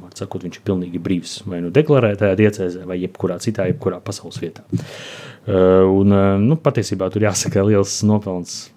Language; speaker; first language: Latvian; native; Latvian